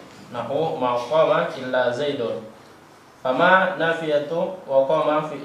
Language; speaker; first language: Arabic; non-native, learner; Indonesian